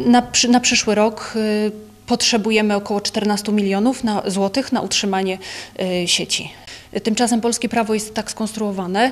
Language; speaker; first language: Polish; native; Polish